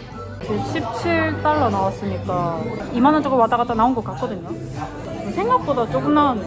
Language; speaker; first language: Korean; native; Korean